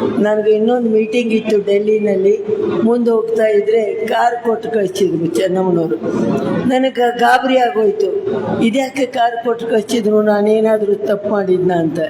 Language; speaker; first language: Kannada; native; Kannada